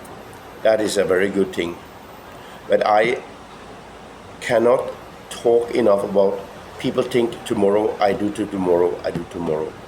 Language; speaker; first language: English; non-native, fluent; Norwegian